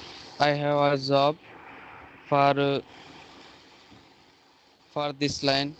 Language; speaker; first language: English; non-native, learner; Hindi